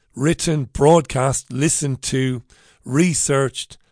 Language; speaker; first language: English; native; English